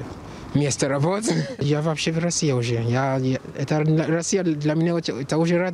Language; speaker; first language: Russian; non-native, fluent; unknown